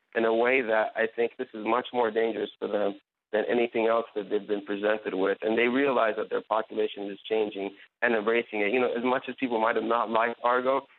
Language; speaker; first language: English; native; English